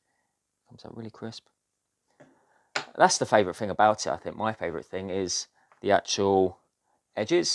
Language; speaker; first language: English; native; English